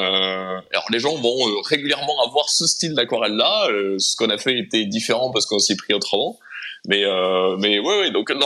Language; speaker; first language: French; native; French